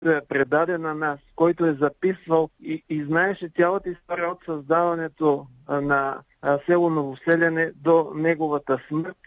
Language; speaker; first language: Bulgarian; native; Bulgarian